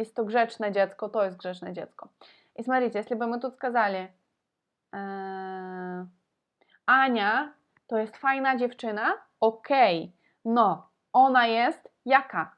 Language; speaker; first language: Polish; non-native, fluent; Russian